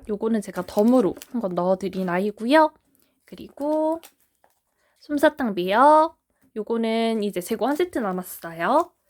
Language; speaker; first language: Korean; native; Korean